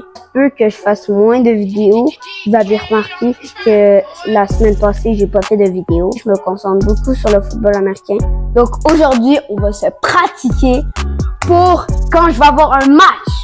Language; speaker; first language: French; native; French